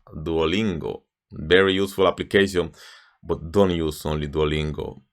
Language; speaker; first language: English; non-native, fluent; Spanish